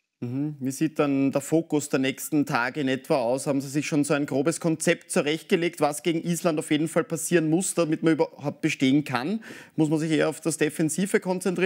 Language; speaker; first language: German; native; German